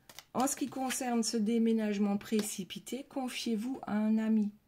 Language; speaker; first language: French; native; French